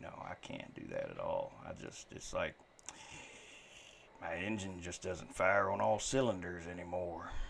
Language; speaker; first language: English; native; English